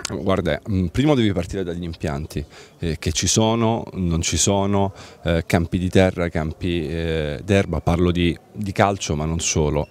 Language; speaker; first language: Italian; native; Italian